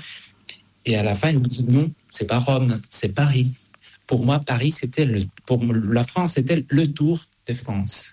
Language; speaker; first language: French; non-native, fluent; Spanish